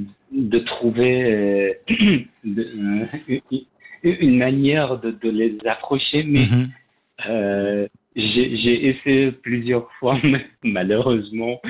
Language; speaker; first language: French; non-native, fluent; Persian